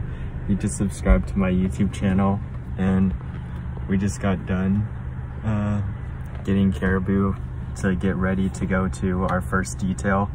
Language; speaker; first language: English; native; English